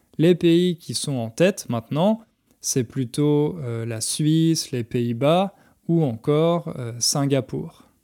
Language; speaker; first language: French; native; French